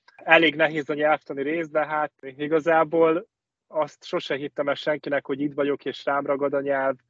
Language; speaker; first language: Hungarian; native; Hungarian